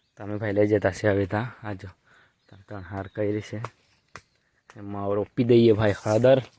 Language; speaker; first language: Gujarati; non-native, local second language; Bhili